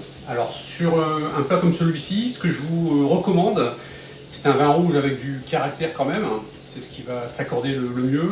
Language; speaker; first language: French; native; French